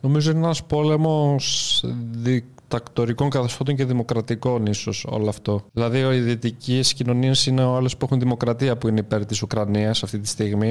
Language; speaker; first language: Greek; native; Greek